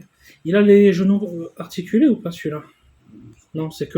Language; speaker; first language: French; native; French